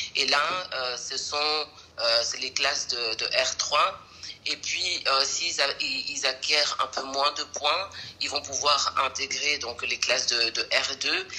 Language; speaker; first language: French; early bilingual, other home language; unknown